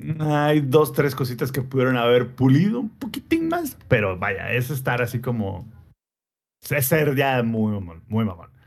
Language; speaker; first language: Spanish; native; Spanish